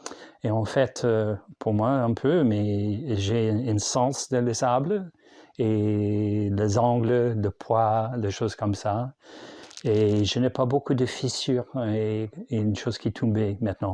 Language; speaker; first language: French; non-native, learner; English